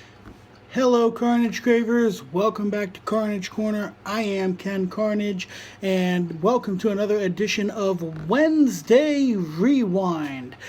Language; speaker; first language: English; native; English